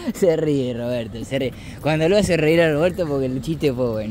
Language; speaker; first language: Spanish; native; Spanish